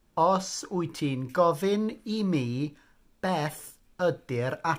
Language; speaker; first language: Welsh; non-native, fluent; English